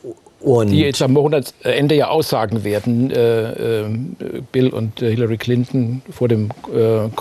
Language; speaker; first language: German; native; German